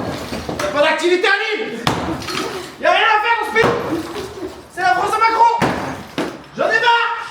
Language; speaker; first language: French; native; French